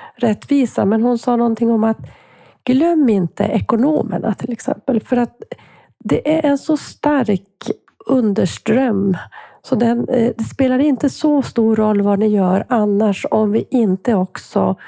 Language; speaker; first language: Swedish; native; Swedish